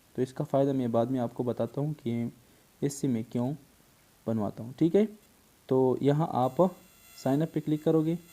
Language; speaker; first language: Urdu; non-native, local second language; Pashto